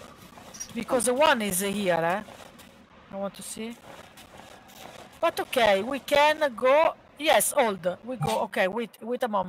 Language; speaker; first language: English; non-native, learner; Hungarian